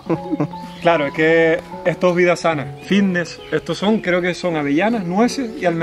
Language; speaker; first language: Spanish; native; Spanish